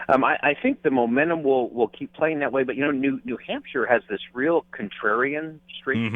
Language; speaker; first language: English; native; English